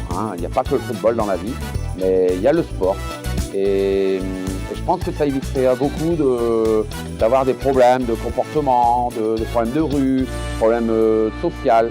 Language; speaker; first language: French; native; French